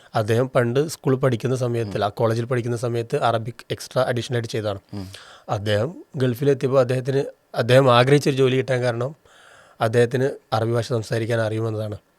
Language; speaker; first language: Malayalam; native; Malayalam